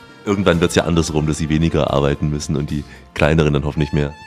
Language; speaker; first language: German; native; German